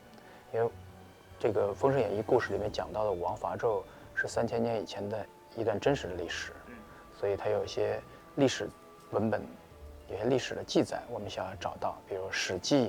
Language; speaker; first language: Chinese; native; Chinese